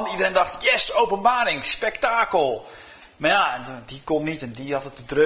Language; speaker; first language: Dutch; native; Dutch